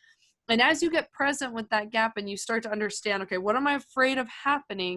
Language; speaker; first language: English; native; English